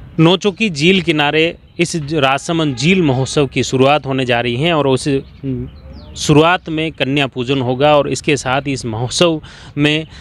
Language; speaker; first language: Hindi; native; Hindi